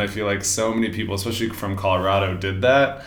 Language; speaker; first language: English; native; English